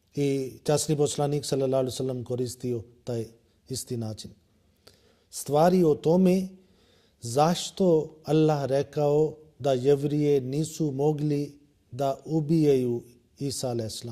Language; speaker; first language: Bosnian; non-native, learner; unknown